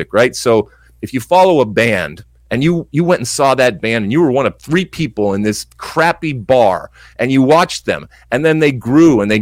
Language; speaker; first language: English; native; English